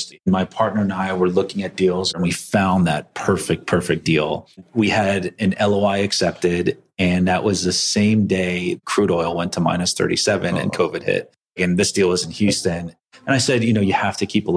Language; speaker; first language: English; native; English